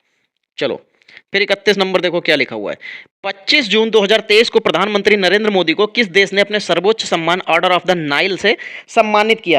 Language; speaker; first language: Hindi; native; Hindi